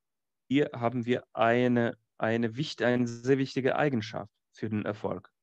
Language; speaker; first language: German; non-native, fluent; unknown